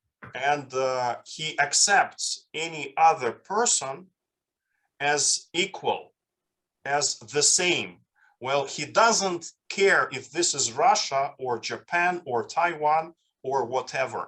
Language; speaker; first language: English; non-native, fluent; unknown